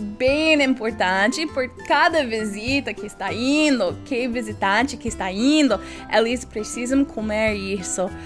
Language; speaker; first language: Portuguese; non-native, learner; English